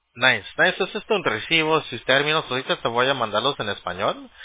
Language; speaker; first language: Spanish; early bilingual, heritage; Spanish